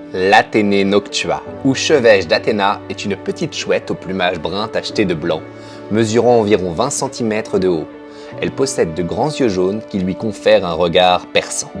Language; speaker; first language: French; native; French